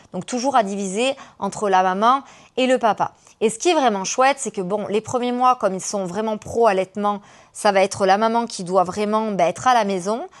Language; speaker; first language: French; native; French